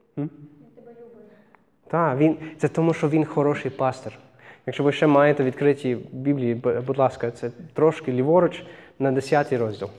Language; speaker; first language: Ukrainian; non-native, fluent; English